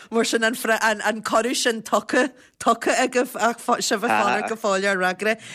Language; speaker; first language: Irish; native; Irish